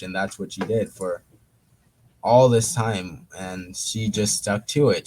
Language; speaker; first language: English; native; English